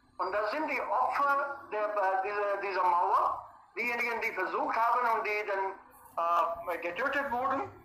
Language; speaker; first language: German; non-native, fluent; Hindi